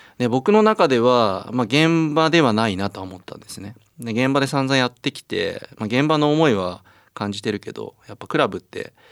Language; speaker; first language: Japanese; native; Japanese